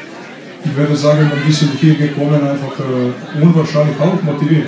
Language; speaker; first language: German; non-native, fluent; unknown